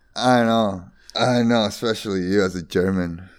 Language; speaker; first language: English; non-native, fluent; Spanish